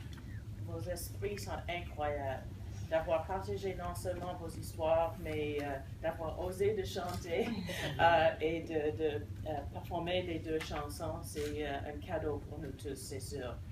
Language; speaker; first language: French; non-native, fluent; English